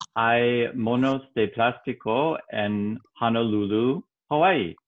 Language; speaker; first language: Spanish; non-native, learner; English